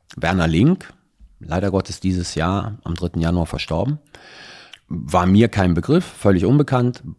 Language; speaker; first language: German; early bilingual, other home language; Italian